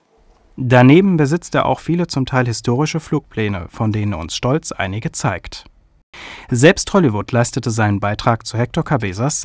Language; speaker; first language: German; native; German